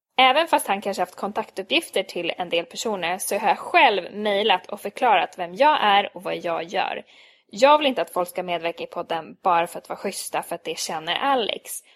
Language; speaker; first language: Swedish; early bilingual, other home language; Hungarian